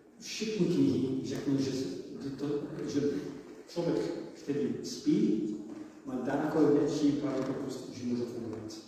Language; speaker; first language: Czech; non-native, learner; English